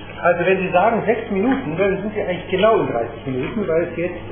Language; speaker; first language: German; native; German